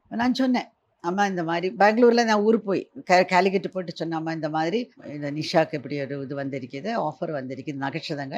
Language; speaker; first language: Tamil; non-native, learner; Malayalam